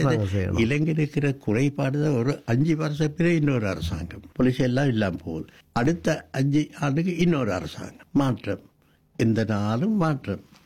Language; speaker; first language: Tamil; non-native, local second language; Sinhala